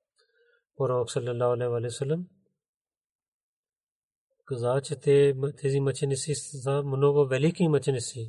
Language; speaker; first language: Bulgarian; non-native, fluent; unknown